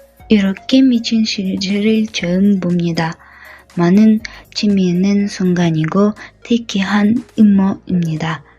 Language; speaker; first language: Korean; non-native, learner; Russian